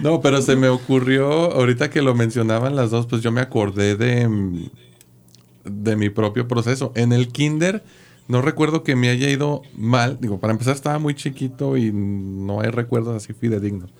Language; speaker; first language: Spanish; native; Spanish